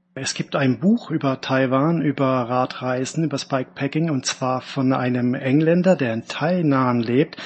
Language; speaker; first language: German; native; German